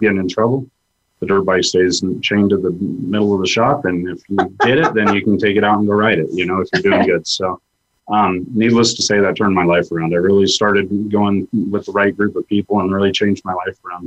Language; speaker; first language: English; native; English